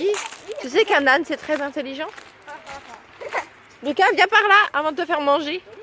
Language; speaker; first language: French; native; French